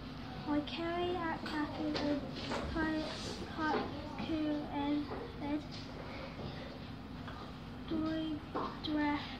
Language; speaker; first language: Welsh; non-native, local second language; English